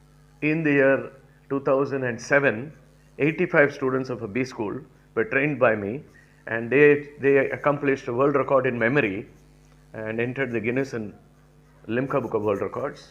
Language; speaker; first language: English; non-native, local second language; Tamil